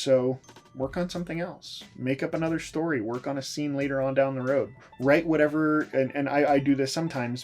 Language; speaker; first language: English; native; English